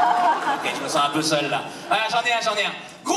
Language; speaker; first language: French; native; French